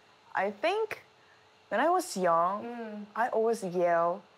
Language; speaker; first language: English; non-native, learner; Korean